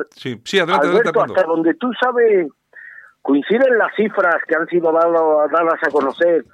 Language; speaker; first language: Spanish; native; Spanish